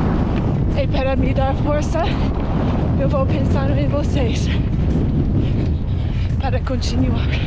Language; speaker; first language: Portuguese; non-native, fluent; English